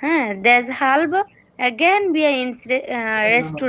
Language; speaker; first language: German; non-native, learner; Bangla